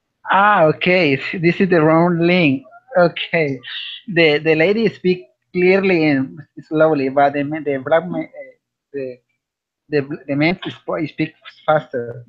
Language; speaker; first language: English; non-native, learner; Spanish